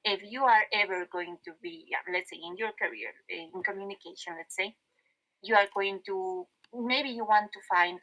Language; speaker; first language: English; non-native, fluent; Spanish